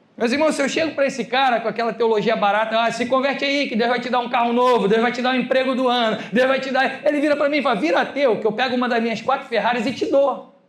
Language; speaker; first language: Portuguese; native; Portuguese